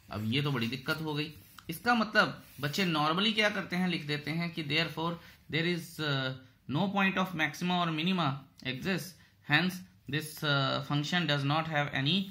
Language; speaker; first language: Hindi; native; Hindi